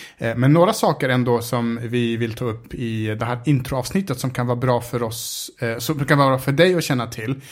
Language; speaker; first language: Swedish; early bilingual, other home language; Arabic